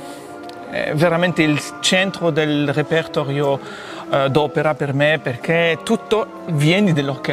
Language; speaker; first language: Italian; non-native, fluent; French